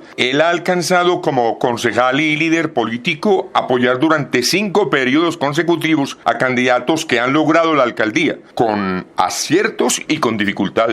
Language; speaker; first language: Spanish; native; Spanish